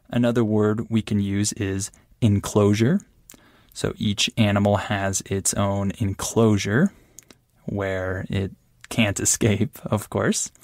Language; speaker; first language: English; native; English